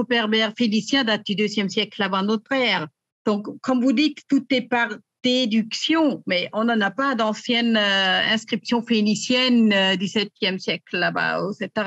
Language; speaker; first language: French; native; French